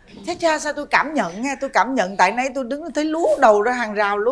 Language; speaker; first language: Vietnamese; native; Vietnamese